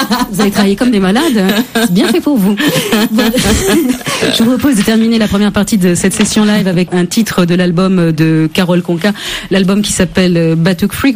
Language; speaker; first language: French; native; French